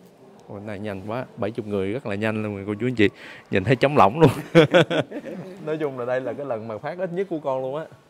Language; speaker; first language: Vietnamese; native; Vietnamese